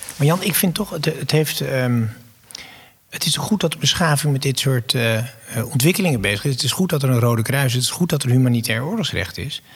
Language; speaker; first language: Dutch; native; Dutch